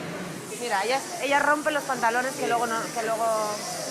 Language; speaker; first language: Spanish; native; Spanish